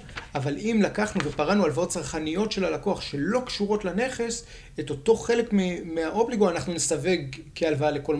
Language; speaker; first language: Hebrew; native; Hebrew